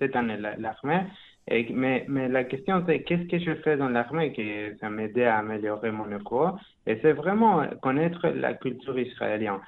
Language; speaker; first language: French; non-native, learner; Spanish